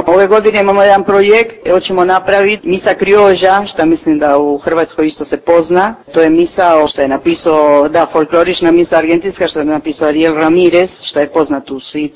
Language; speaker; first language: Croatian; early bilingual, heritage; Croatian